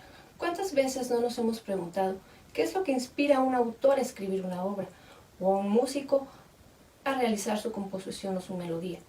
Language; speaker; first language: Spanish; native; Spanish